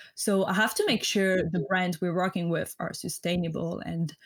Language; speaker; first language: English; non-native, fluent; French